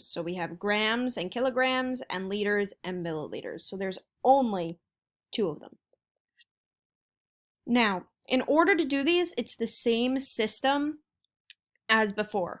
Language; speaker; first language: English; native; English